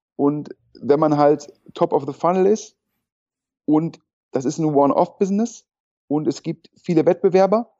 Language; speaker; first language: German; native; German